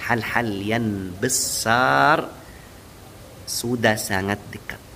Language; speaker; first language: Indonesian; non-native, fluent; Arabic